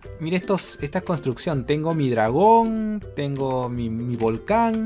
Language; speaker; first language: Spanish; native; Spanish